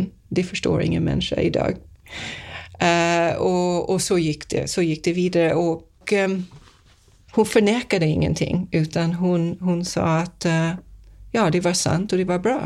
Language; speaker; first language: Swedish; non-native, fluent; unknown